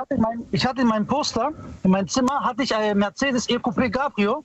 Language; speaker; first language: German; early bilingual, other home language; Italian